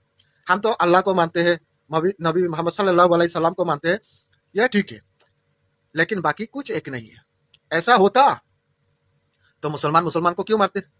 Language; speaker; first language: Hindi; non-native, local second language; Bangla